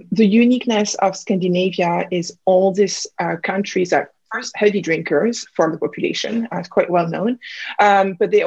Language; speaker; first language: English; non-native, fluent; French